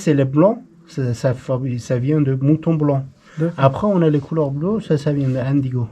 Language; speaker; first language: French; non-native, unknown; Persian